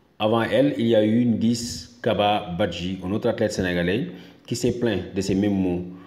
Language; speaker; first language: French; non-native, local second language; Wolof